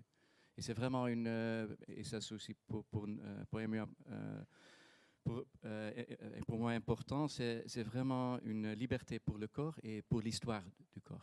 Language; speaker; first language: French; non-native, fluent; Dutch